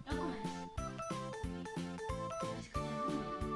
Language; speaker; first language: Portuguese; early bilingual, heritage; Portuguese